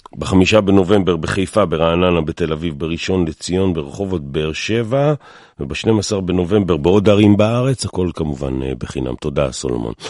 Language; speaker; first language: Hebrew; native; Hebrew